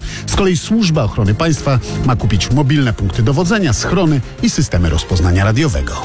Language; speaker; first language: Polish; native; Polish